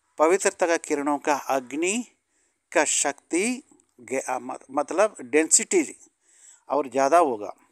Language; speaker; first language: Hindi; non-native, local second language; Tamil